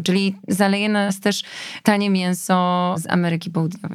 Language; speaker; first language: Polish; native; Polish